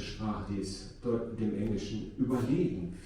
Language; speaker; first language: German; native; German